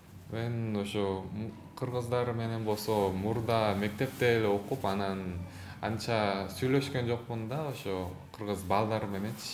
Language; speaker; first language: Kyrgyz; early bilingual, other home language; Korean